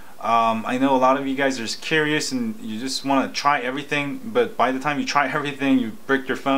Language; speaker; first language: English; native; English